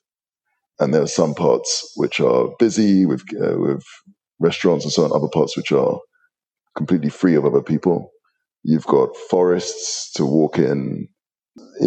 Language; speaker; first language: English; native; English